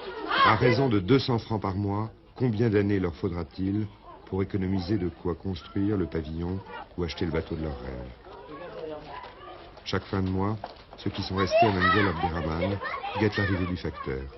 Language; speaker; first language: French; native; French